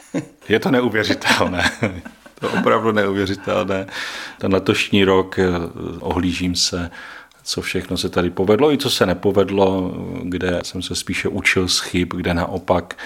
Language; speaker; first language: Czech; native; Czech